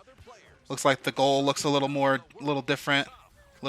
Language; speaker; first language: English; native; English